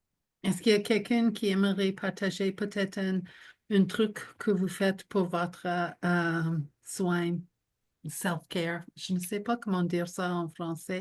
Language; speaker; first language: French; non-native, local second language; English